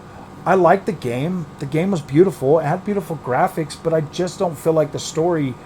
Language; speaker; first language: English; native; English